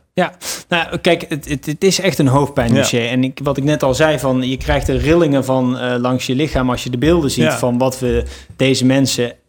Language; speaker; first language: Dutch; native; Dutch